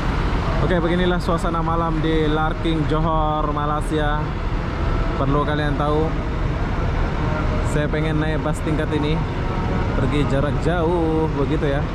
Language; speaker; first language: Indonesian; native; Indonesian